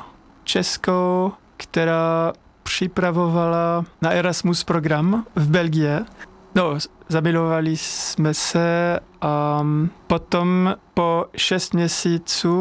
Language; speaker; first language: Czech; non-native, fluent; French